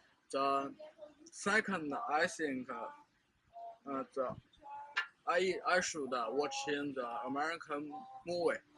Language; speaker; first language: English; non-native, learner; Chinese